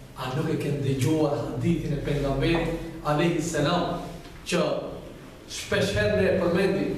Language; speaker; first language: Albanian; native; Albanian